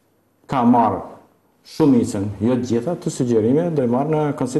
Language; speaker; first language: Albanian; native; Albanian